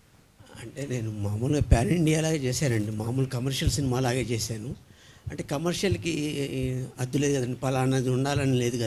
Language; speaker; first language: Telugu; native; Telugu